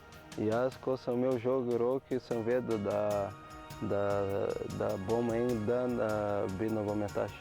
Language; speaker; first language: Slovenian; non-native, learner; Portuguese